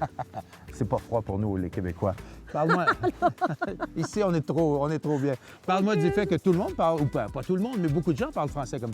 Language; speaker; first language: French; native; French